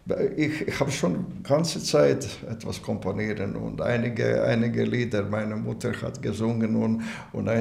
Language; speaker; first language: German; non-native, learner; Latvian